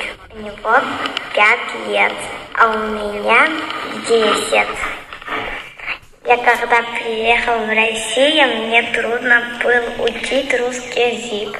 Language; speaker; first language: Russian; non-native, learner; Uzbek